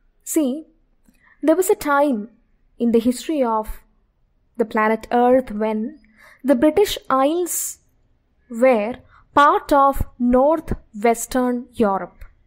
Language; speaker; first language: English; non-native, local second language; Malayalam